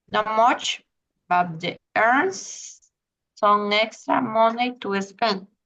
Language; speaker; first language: English; non-native, learner; Spanish